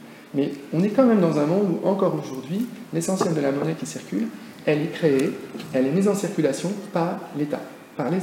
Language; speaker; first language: French; native; French